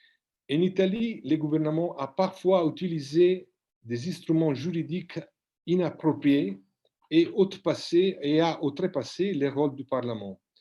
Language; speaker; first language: French; non-native, fluent; Italian